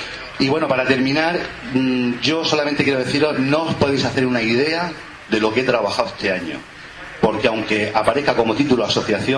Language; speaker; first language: Spanish; native; Spanish